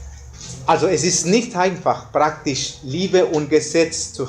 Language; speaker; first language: German; non-native, fluent; Spanish